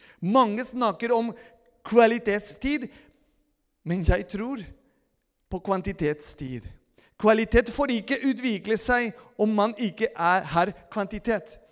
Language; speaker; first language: Norwegian; non-native, fluent; Spanish